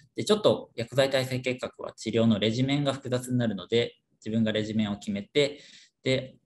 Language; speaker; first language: Japanese; native; Japanese